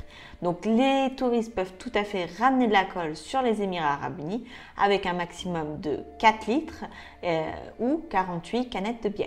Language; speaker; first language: French; native; French